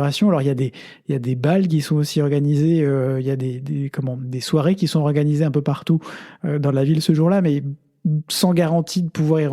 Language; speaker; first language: French; native; French